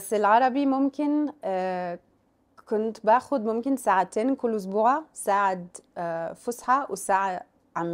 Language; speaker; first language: Arabic; non-native, fluent; French